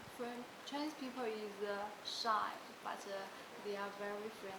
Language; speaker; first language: English; non-native, learner; Chinese